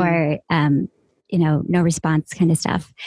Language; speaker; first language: English; native; English